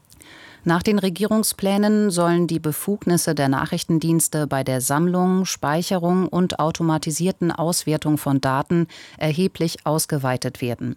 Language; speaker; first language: German; native; German